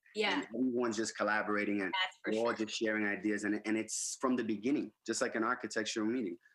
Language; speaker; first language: English; early bilingual, other home language; Spanish